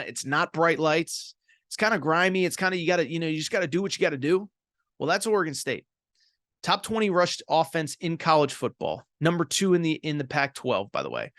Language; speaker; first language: English; native; English